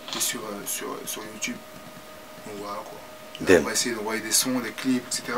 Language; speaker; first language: French; native; French